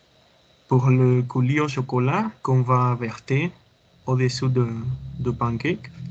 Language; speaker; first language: French; non-native, learner; Spanish